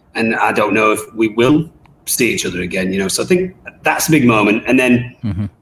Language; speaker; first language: English; native; English